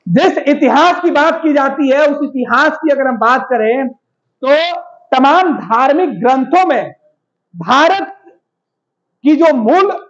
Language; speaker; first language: Hindi; native; Hindi